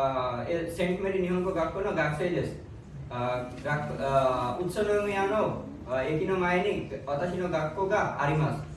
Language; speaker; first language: Japanese; non-native, learner; Bangla